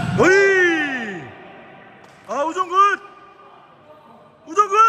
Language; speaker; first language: Korean; native; Korean